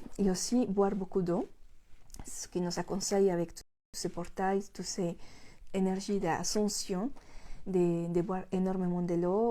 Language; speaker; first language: French; non-native, fluent; Spanish